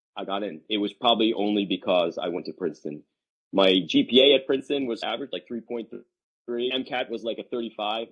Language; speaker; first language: English; native; English